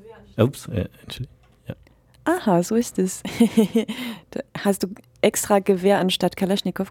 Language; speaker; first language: German; native; German